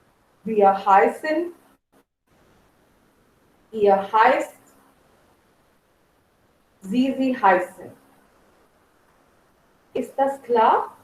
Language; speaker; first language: German; non-native, fluent; Marathi